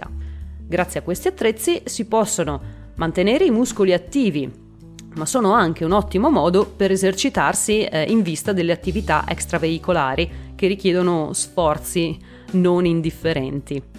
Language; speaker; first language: Italian; native; Italian